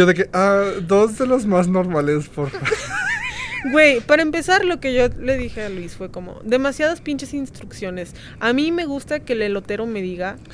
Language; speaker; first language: Spanish; native; Spanish